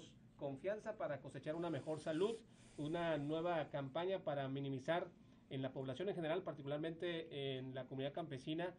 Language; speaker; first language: Spanish; native; Spanish